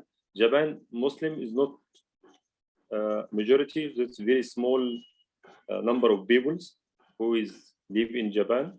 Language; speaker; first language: English; non-native, learner; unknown